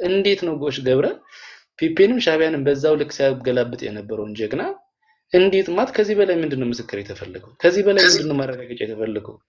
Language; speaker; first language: Amharic; non-native, local second language; Tigrinya